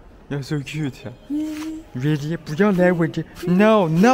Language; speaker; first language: English; non-native, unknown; Chinese